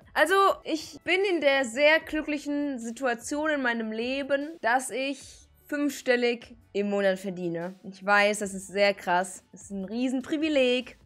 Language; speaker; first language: German; native; German